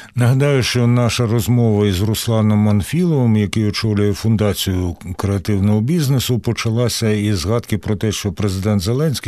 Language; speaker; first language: Ukrainian; native; Ukrainian